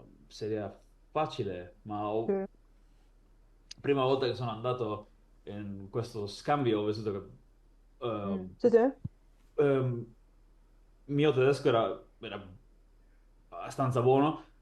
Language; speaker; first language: Italian; non-native, learner; Spanish